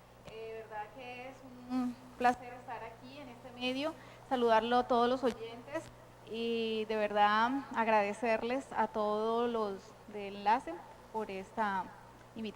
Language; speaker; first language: Spanish; native; Spanish